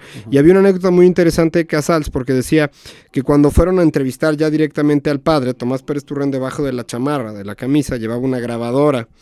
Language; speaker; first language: Spanish; native; Spanish